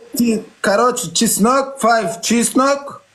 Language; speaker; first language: Russian; non-native, learner; Turkmen